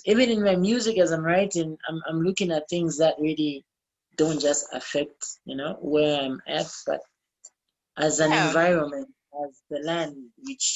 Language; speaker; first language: English; non-native, local second language; Bemba